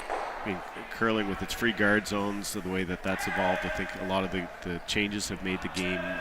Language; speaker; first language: English; native; English